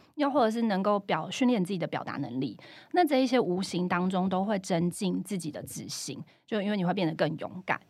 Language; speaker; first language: Chinese; native; Chinese